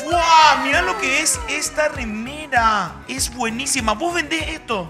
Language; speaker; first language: Spanish; native; Spanish